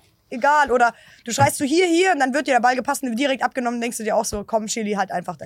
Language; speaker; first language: German; native; German